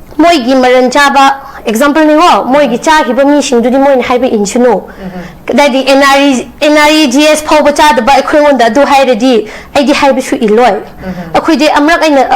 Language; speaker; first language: Manipuri; native; Manipuri